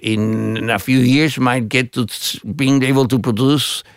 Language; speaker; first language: English; non-native, fluent; Spanish